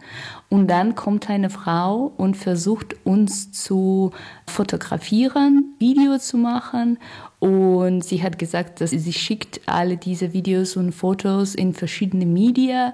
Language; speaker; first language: German; non-native, learner; Russian